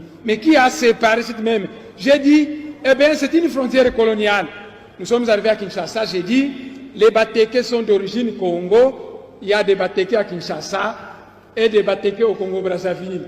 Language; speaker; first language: French; non-native, local second language; Kongo